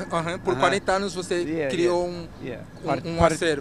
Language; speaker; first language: Portuguese; native; Portuguese